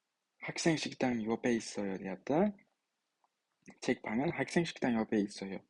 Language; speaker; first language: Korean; non-native, fluent; Uzbek